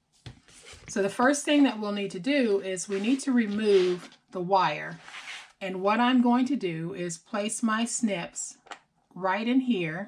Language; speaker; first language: English; native; English